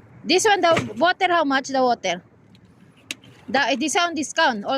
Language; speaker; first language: English; non-native, learner; Filipino